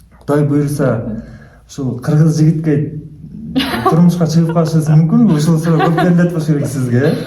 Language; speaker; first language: Kyrgyz; native; Kyrgyz